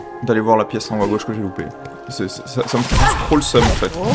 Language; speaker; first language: French; native; French